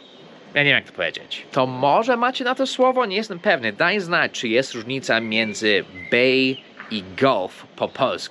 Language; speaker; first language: Polish; early bilingual, heritage; Polish